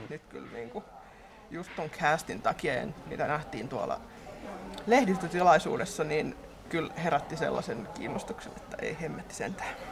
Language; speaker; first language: Finnish; native; Finnish